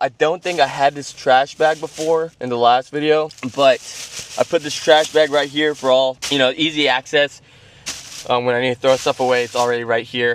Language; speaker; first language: English; native; English